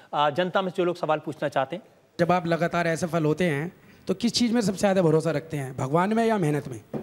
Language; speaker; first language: Hindi; native; Hindi